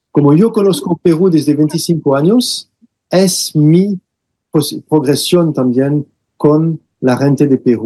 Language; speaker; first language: Spanish; non-native, fluent; French